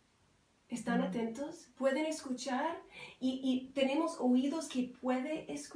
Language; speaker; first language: Spanish; non-native, fluent; English